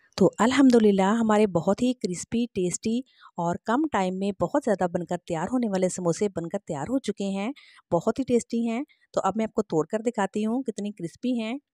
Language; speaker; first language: Hindi; native; Hindi